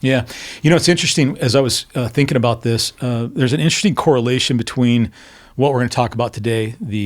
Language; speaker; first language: English; native; English